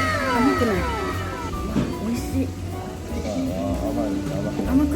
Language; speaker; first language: Japanese; non-native, fluent; Filipino